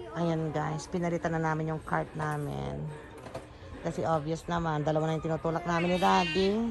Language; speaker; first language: Filipino; native; Filipino